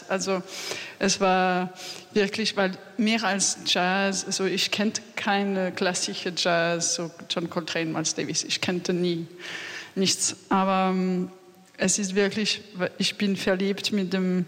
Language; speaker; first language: German; non-native, learner; French